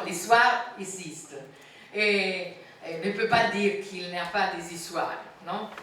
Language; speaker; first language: French; non-native, fluent; Italian